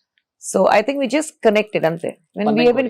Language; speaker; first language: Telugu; non-native, fluent; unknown